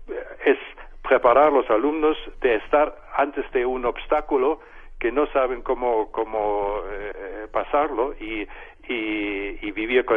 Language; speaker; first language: Spanish; non-native, fluent; German